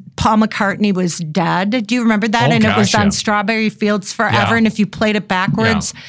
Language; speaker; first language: English; native; English